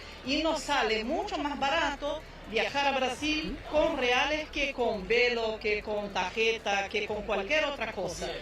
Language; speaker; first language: Spanish; non-native, fluent; Portuguese